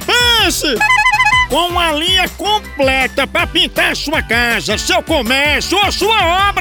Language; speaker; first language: Portuguese; native; Portuguese